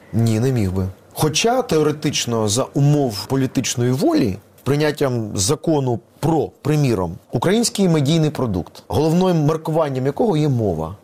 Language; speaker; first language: Ukrainian; non-native, local second language; Russian